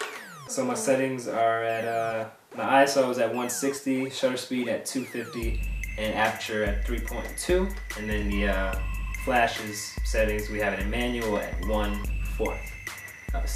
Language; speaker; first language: English; native; English